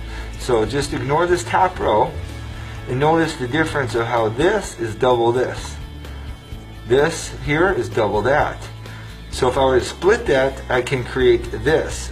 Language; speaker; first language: English; native; English